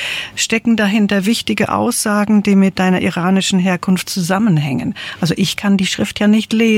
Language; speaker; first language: German; native; German